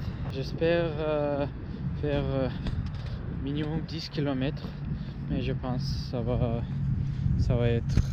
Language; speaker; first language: French; non-native, learner; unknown